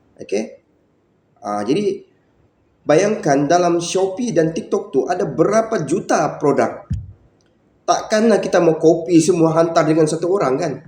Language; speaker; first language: Malay; native; Malay